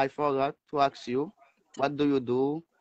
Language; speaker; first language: English; non-native, learner; Haitian Creole